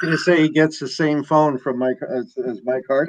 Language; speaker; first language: English; native; English